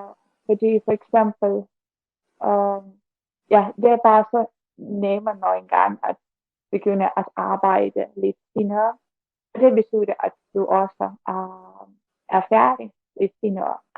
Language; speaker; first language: Danish; non-native, learner; Russian